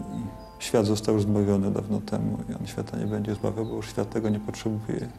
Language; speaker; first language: Polish; native; Polish